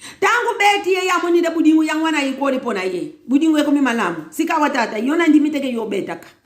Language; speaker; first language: Lingala; non-native, local second language; Kongo